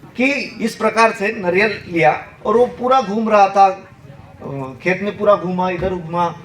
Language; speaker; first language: Hindi; non-native, local second language; Marathi